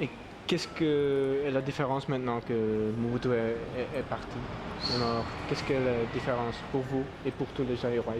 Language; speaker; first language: French; non-native, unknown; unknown